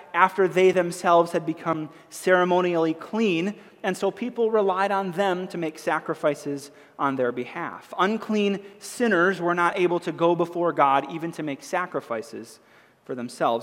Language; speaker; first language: English; native; English